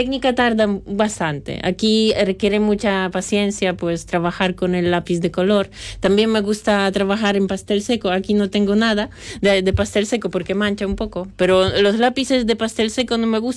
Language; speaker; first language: Spanish; non-native, fluent; Polish